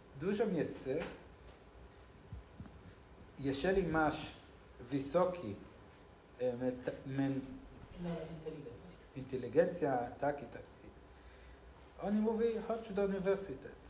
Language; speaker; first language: Polish; non-native, learner; Hebrew